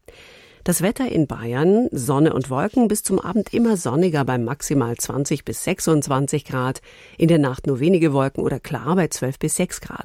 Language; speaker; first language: German; native; German